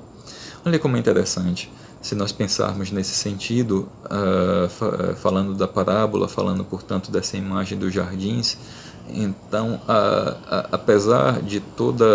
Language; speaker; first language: Portuguese; native; Portuguese